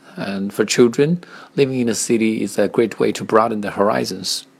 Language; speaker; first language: English; non-native, fluent; Chinese